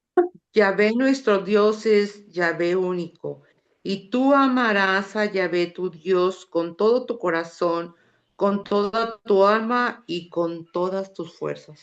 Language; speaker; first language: Spanish; native; Spanish